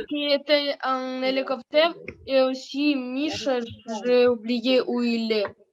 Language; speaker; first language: French; non-native, learner; Russian